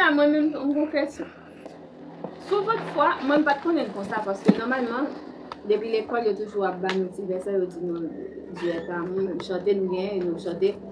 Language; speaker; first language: French; non-native, local second language; Haitian Creole